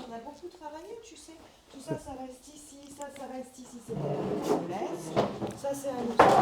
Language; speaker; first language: French; native; French